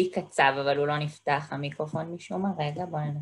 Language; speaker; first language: Hebrew; native; Hebrew